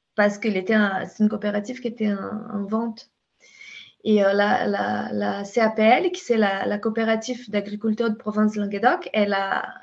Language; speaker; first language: French; non-native, fluent; Portuguese